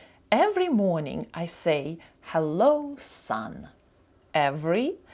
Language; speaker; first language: English; non-native, fluent; Ukrainian